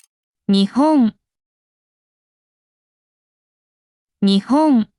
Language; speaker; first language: Japanese; native; Japanese